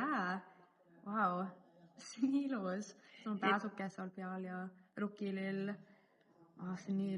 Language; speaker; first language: Estonian; early bilingual, heritage; English